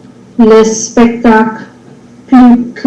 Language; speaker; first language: French; non-native, learner; English